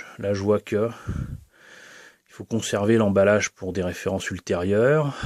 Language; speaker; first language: French; native; French